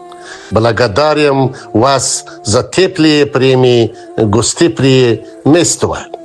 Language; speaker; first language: Russian; non-native, learner; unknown